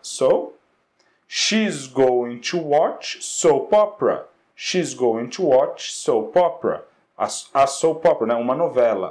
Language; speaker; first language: English; non-native, fluent; Portuguese